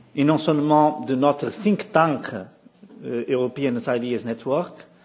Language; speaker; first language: French; non-native, fluent; Portuguese